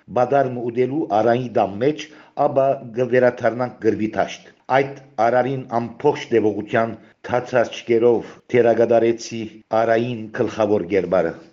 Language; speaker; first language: Armenian; early bilingual, heritage; Armenian